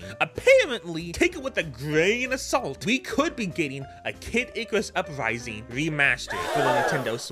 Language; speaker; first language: English; native; English